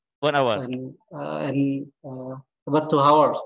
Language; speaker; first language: English; non-native, learner; Indonesian